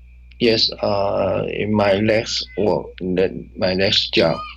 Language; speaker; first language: English; non-native, learner; Chinese